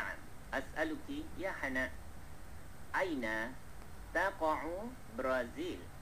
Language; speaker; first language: Arabic; non-native, fluent; Malay